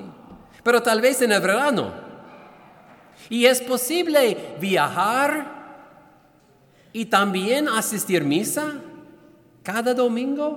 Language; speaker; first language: Spanish; non-native, fluent; English